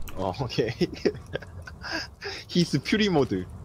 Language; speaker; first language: English; non-native, learner; Korean